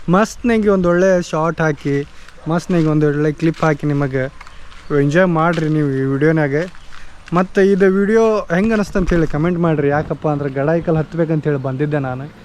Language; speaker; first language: Kannada; native; Kannada